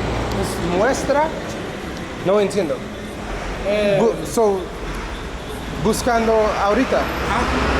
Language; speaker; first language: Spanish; non-native, learner; English